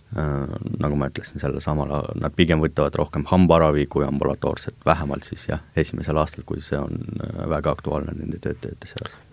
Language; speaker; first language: Estonian; non-native, local second language; Russian